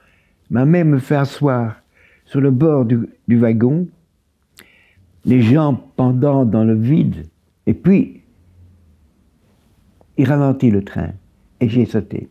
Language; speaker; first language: French; native; French